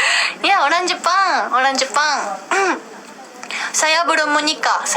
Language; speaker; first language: Indonesian; non-native, learner; Japanese